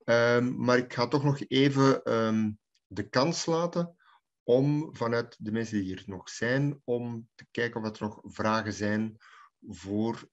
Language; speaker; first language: Dutch; native; Dutch